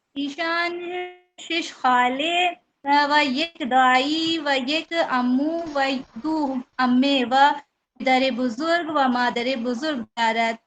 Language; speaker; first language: Persian; non-native, learner; Urdu